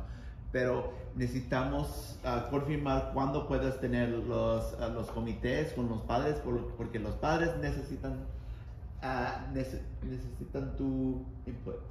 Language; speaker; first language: Spanish; non-native, learner; English